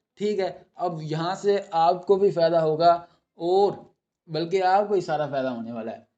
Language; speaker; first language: Urdu; non-native, local second language; Punjabi